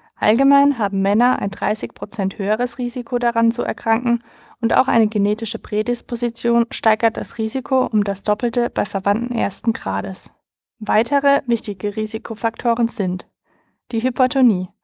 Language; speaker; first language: German; native; German